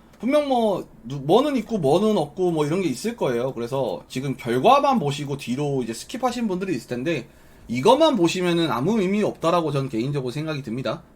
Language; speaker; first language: Korean; native; Korean